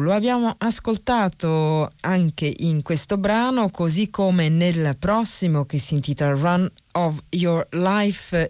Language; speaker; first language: Italian; native; Italian